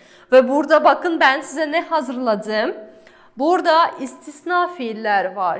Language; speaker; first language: Turkish; non-native, fluent; Kazakh